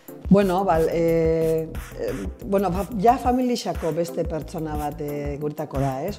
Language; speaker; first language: Basque; native; Basque